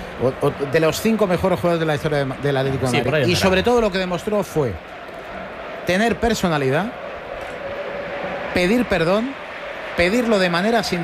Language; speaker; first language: Spanish; native; Spanish